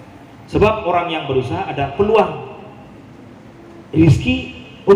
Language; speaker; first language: Indonesian; non-native, local second language; Javanese